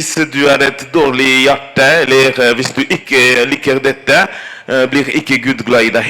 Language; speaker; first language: Swedish; non-native, learner; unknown